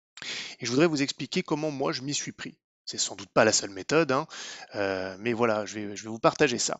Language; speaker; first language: French; native; French